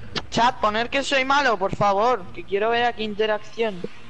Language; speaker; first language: Spanish; early bilingual, heritage; Spanish